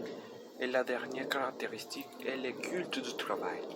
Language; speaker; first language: French; non-native, learner; Spanish